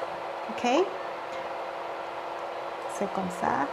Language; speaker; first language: French; non-native, learner; Thai